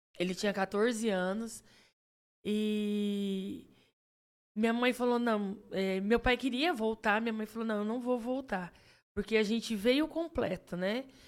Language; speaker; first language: Portuguese; native; Portuguese